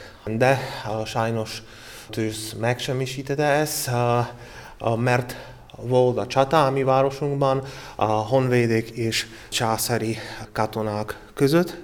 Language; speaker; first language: Hungarian; non-native, learner; Slovak